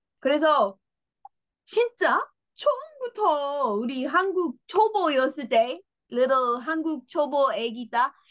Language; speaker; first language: Korean; non-native, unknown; English